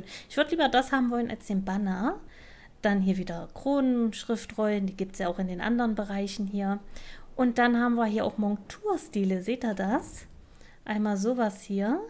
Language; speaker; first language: German; native; German